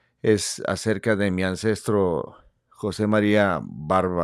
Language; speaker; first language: Spanish; native; Spanish